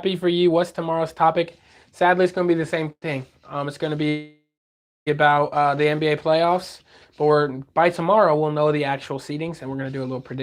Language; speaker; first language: English; native; English